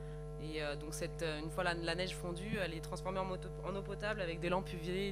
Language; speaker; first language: French; native; French